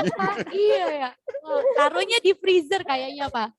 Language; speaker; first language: Indonesian; native; Indonesian